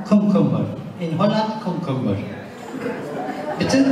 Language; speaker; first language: German; non-native, learner; Turkish